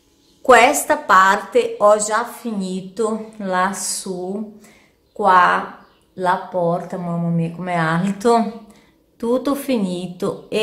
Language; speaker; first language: Italian; non-native, fluent; Portuguese